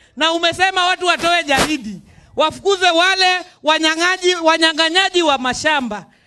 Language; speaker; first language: Swahili; non-native, local second language; Luo (Kenya and Tanzania)